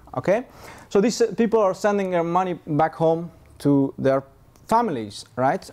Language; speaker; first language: English; non-native, fluent; Persian